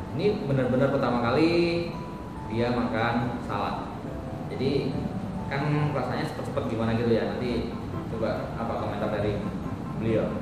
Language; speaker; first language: Indonesian; native; Indonesian